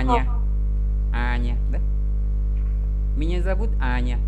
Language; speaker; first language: Russian; non-native, fluent; Vietnamese